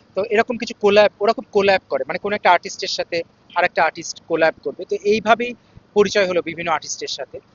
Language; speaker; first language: Bangla; native; Bangla